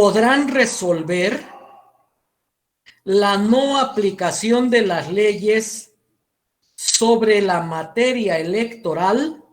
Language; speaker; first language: Spanish; native; Spanish